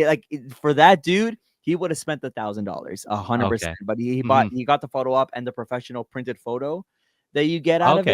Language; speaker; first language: English; native; English